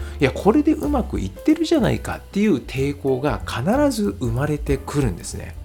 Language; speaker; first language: Japanese; native; Japanese